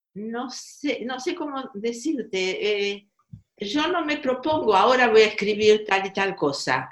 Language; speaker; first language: Spanish; native; Spanish